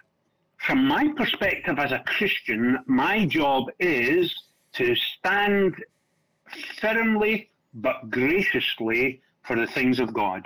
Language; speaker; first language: English; native; English